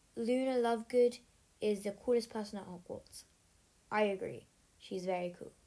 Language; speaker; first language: English; native; English